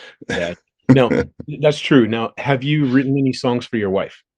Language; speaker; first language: English; native; English